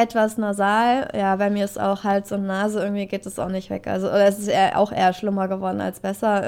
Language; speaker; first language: German; native; German